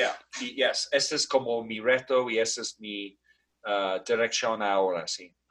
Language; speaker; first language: Spanish; non-native, fluent; English